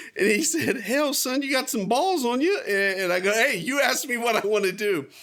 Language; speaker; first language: English; native; English